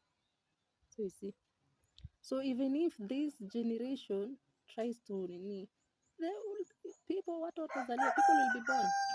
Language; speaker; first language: English; non-native, local second language; Swahili